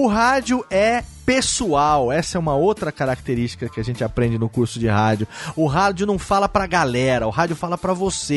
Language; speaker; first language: Portuguese; native; Portuguese